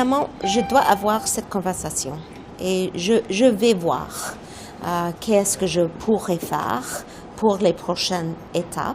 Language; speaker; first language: French; non-native, fluent; English